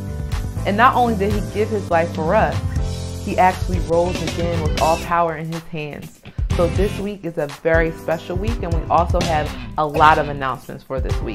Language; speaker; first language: English; native; English